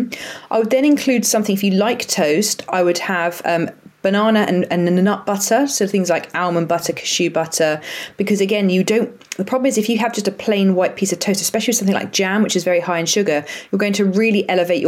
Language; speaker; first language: English; native; English